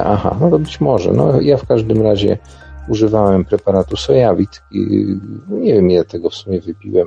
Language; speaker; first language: Polish; native; Polish